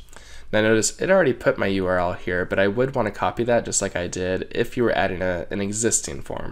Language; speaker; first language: English; native; English